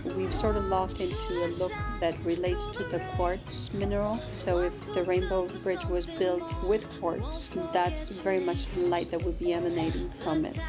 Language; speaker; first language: English; native; English